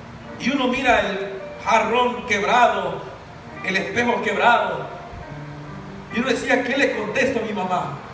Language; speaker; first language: Spanish; native; Spanish